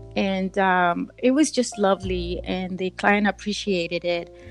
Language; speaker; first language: English; early bilingual, other home language; Spanish